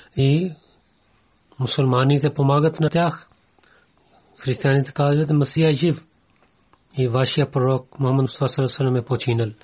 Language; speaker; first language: Bulgarian; non-native, learner; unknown